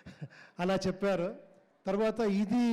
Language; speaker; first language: Telugu; non-native, local second language; Kannada